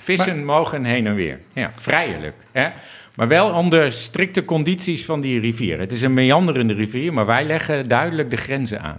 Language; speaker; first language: Dutch; native; Dutch